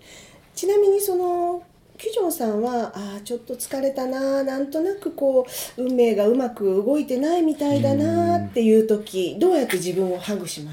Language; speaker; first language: Japanese; native; Japanese